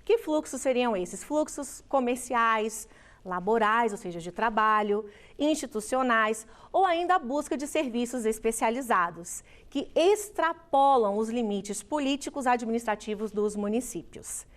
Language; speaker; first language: Portuguese; native; Portuguese